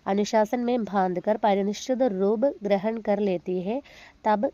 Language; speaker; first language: Hindi; non-native, local second language; Malayalam